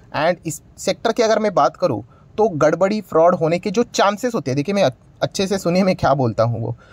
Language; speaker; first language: Hindi; native; Hindi